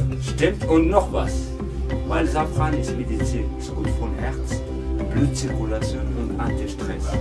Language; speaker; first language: German; non-native, local second language; Arabic